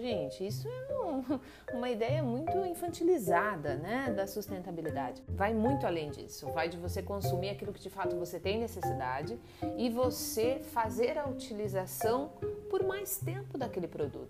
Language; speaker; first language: Portuguese; native; Portuguese